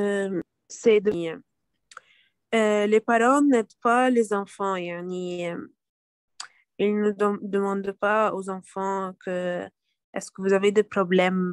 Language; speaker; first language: French; non-native, learner; Arabic